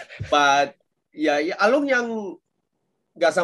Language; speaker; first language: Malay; non-native, local second language; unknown